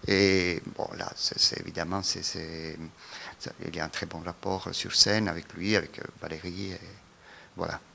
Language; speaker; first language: French; non-native, fluent; Italian